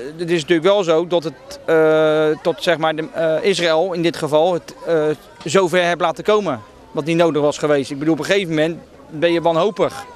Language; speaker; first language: Dutch; native; Dutch